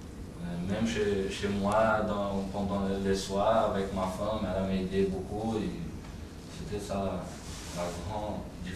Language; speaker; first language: French; non-native, learner; Portuguese